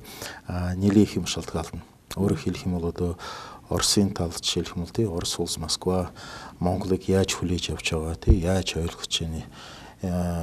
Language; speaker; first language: Mongolian; non-native, fluent; Russian